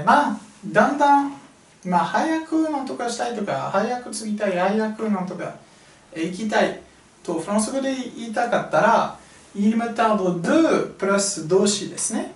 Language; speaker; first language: Japanese; non-native, fluent; French